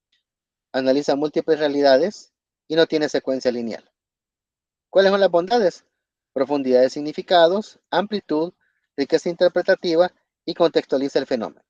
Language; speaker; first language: Spanish; native; Spanish